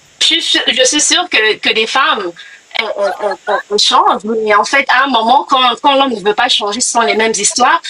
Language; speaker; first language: French; non-native, local second language; Lingala